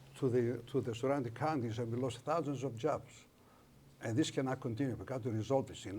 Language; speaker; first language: English; non-native, fluent; Greek